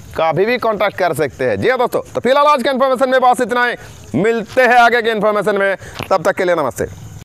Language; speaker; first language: Hindi; non-native, local second language; Bangla